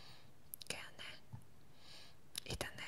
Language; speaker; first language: Greek; non-native, learner; Ukrainian